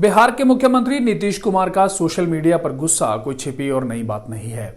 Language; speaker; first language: Hindi; native; Hindi